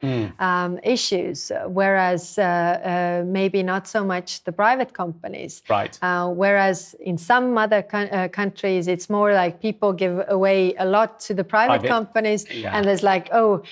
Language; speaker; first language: English; non-native, fluent; Estonian